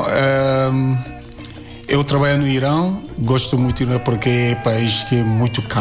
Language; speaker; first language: Portuguese; non-native, learner; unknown